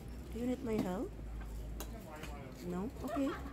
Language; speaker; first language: English; non-native, learner; Indonesian